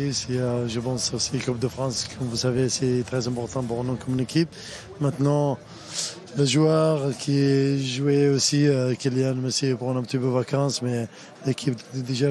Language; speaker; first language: French; non-native, learner; Arabic